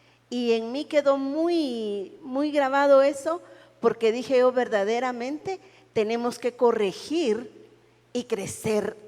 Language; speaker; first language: Spanish; native; Spanish